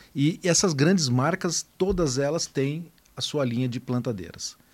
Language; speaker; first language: Portuguese; native; Portuguese